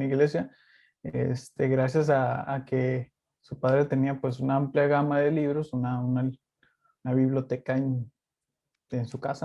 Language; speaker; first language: Spanish; native; Spanish